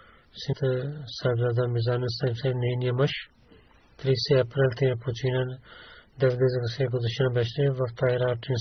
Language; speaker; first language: Bulgarian; non-native, learner; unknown